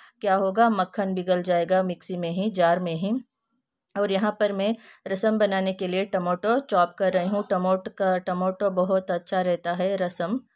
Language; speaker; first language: Hindi; non-native, local second language; Kannada